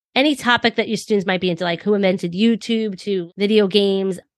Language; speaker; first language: English; native; English